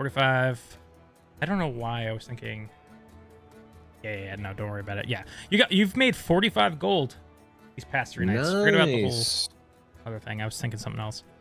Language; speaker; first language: English; native; English